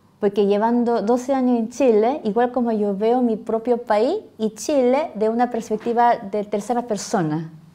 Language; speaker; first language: Spanish; non-native, fluent; Korean